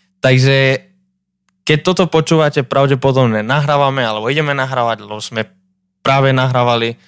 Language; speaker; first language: Slovak; native; Slovak